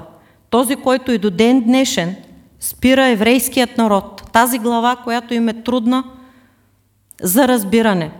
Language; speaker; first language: Bulgarian; native; Bulgarian